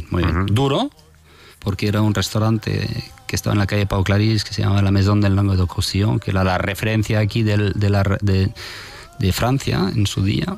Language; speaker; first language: Spanish; non-native, fluent; French